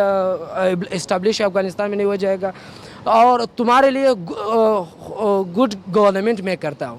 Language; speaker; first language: Hindi; non-native, learner; Pashto